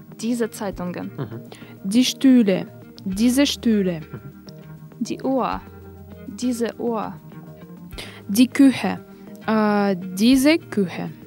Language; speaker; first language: German; non-native, learner; Russian